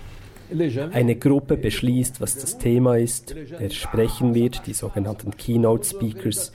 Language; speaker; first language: German; native; German